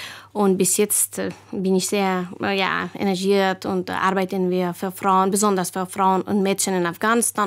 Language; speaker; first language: German; non-native, learner; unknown